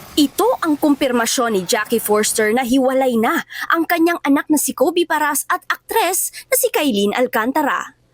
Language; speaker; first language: Filipino; native; Filipino